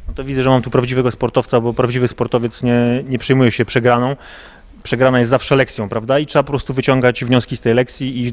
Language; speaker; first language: Polish; native; Polish